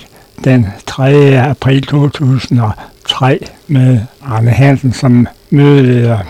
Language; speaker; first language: Danish; native; Danish